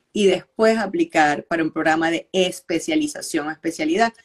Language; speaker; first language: Spanish; native; Spanish